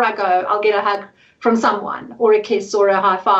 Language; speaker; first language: English; native; English